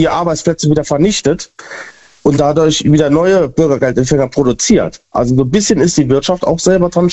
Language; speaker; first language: German; native; German